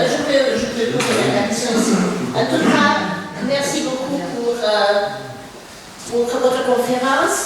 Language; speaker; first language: French; non-native, fluent; Russian